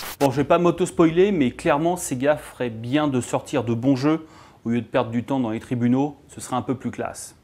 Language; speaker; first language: French; native; French